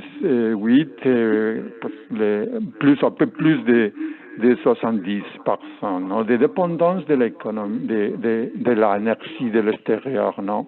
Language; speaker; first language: French; non-native, learner; Spanish